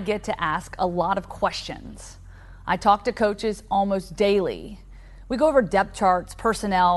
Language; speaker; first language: English; native; English